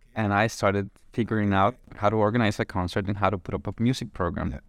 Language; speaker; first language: English; non-native, fluent; Spanish